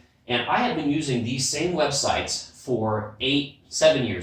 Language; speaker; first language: English; native; English